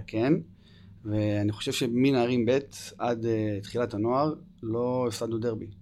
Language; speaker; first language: Hebrew; early bilingual, other home language; English